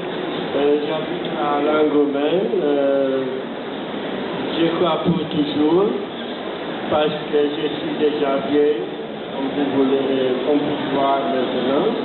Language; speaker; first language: French; non-native, fluent; Romanian